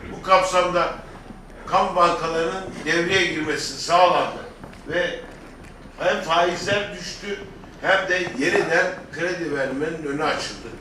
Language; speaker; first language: Turkish; native; Turkish